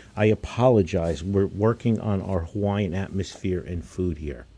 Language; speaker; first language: English; native; English